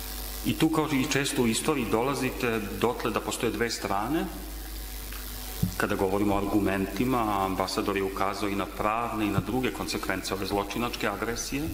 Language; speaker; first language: Serbian; native; Serbian